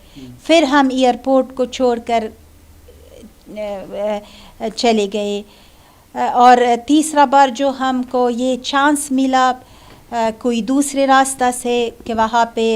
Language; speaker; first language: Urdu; non-native, fluent; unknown